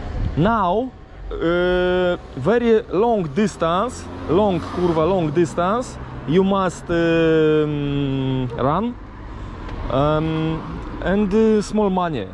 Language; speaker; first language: English; non-native, learner; Polish